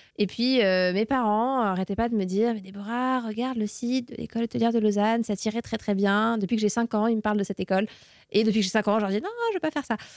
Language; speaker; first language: French; native; French